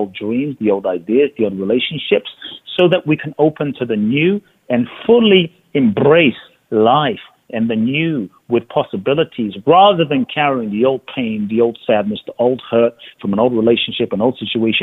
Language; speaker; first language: English; native; English